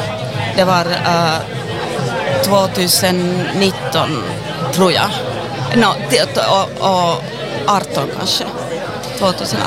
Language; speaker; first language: Swedish; non-native, local second language; Finnish